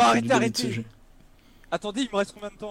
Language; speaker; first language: French; native; French